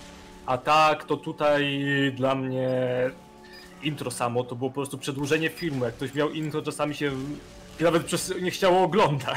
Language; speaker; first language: Polish; native; Polish